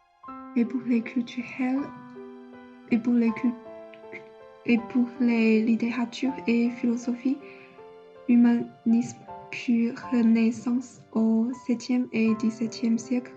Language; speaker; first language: French; non-native, learner; Chinese